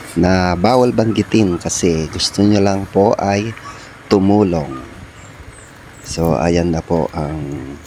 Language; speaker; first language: Filipino; non-native, local second language; Pampanga